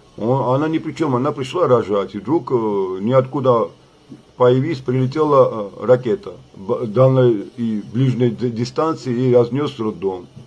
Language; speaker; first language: Russian; non-native, local second language; Georgian